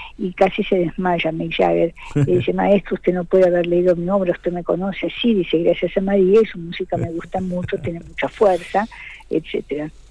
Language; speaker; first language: Spanish; native; Spanish